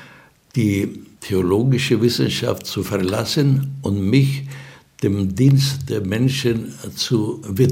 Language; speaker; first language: German; non-native, fluent; Greek